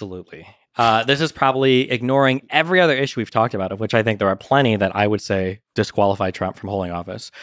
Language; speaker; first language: English; native; English